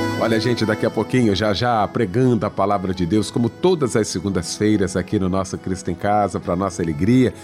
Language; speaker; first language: Portuguese; native; Portuguese